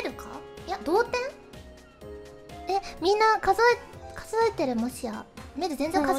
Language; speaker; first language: Japanese; native; Japanese